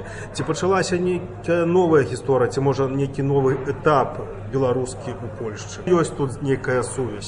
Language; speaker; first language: Belarusian; native; Belarusian